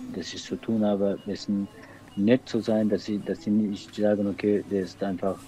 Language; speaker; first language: German; non-native, learner; Persian